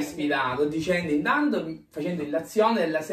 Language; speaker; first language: Italian; native; Italian